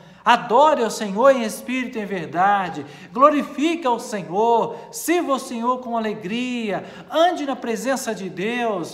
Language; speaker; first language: Portuguese; native; Portuguese